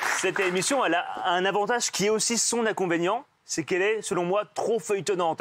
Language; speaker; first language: French; native; French